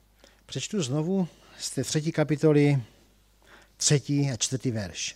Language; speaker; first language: Czech; native; Czech